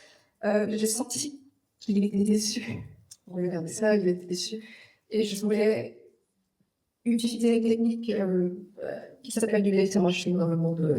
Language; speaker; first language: French; non-native, fluent; Vietnamese